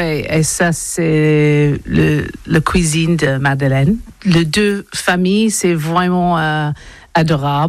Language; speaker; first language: French; non-native, learner; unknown